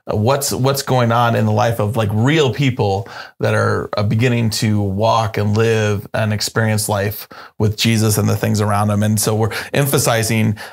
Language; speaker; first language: English; native; English